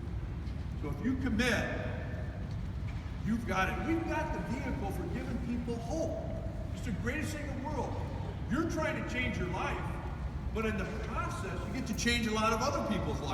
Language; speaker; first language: English; native; English